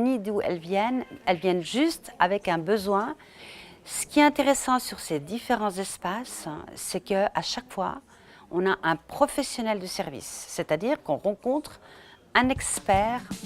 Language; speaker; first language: French; native; French